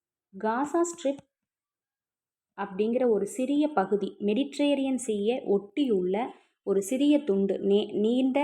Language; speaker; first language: Tamil; native; Tamil